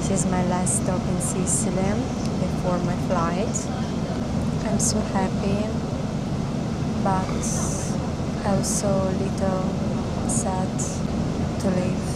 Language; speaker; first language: English; non-native, learner; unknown